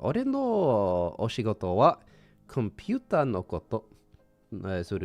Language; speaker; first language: Japanese; non-native, learner; English